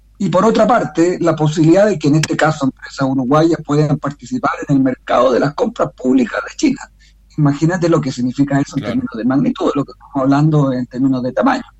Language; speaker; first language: Spanish; native; Spanish